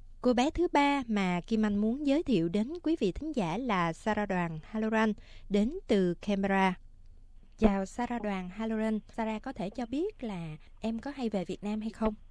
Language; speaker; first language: Vietnamese; native; Vietnamese